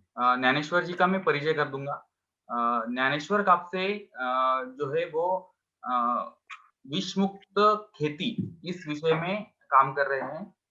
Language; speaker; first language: Hindi; non-native, local second language; Marathi